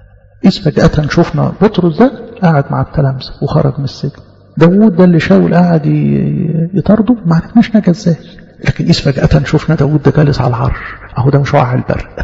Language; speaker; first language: Arabic; native; Arabic